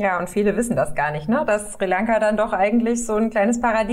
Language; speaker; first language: German; native; German